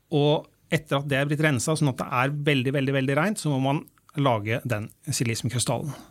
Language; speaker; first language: Norwegian; native; Norwegian